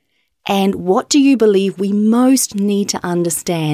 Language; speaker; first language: English; native; English